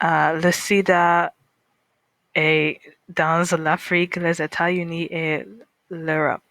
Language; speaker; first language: French; non-native, learner; English